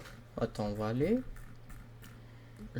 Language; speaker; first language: French; native; French